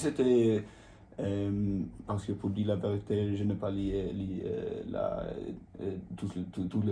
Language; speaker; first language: French; non-native, learner; Swedish